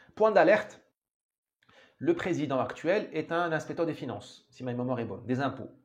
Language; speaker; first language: French; non-native, local second language; Arabic